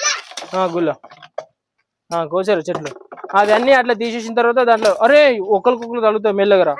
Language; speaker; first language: Telugu; native; Telugu